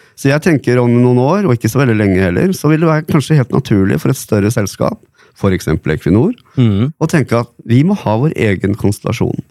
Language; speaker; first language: Norwegian; native; Norwegian